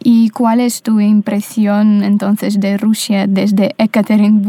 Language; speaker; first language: Spanish; non-native, fluent; Russian